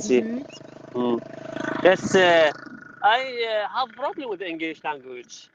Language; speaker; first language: English; non-native, learner; Arabic